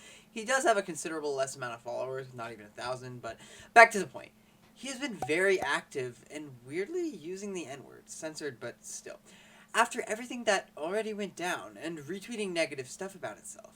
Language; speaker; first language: English; native; English